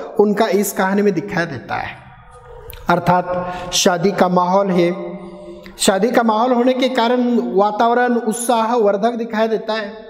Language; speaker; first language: Hindi; non-native, local second language; Marathi